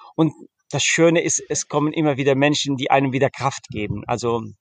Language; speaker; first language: German; early bilingual, heritage; Arabic